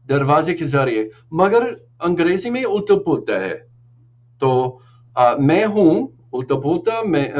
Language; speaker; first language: Hindi; non-native, learner; English